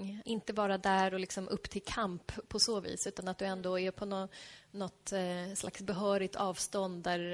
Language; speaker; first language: Swedish; native; Swedish